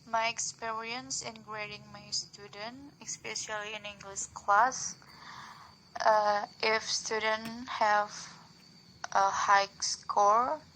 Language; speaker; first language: English; non-native, learner; Indonesian